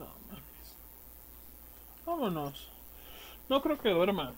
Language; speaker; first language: Spanish; native; Spanish